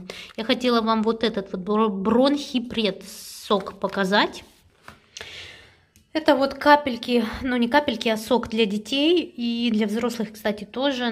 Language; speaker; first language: Russian; native; Russian